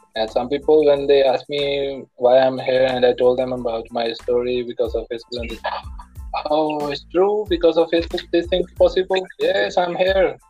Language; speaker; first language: English; non-native, local second language; Punjabi